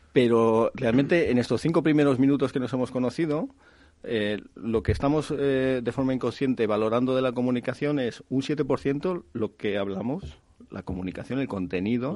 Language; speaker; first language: Spanish; native; Spanish